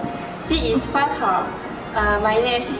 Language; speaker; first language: German; non-native, learner; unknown